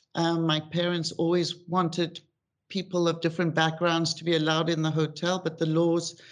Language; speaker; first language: English; native; English